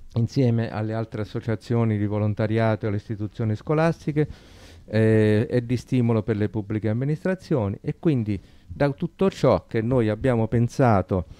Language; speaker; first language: Italian; native; Italian